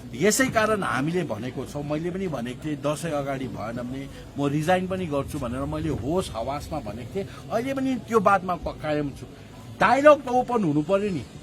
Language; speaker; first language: Nepali; native; Nepali